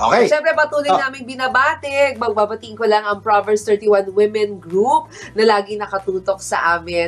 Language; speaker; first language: Filipino; native; Filipino